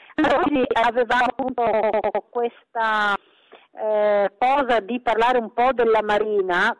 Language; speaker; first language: Italian; native; Italian